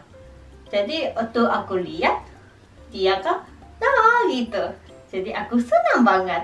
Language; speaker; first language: Indonesian; non-native, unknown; Japanese